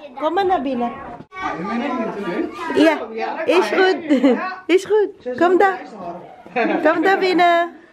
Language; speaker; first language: Dutch; non-native, fluent; Filipino